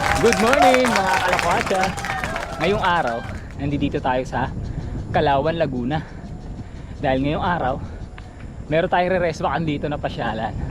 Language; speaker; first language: Filipino; native; Filipino